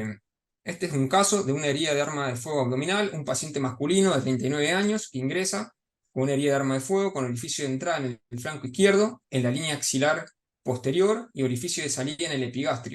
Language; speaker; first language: Spanish; native; Spanish